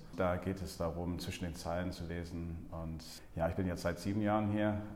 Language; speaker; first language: German; non-native, fluent; English